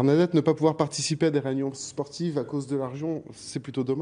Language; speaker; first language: French; native; French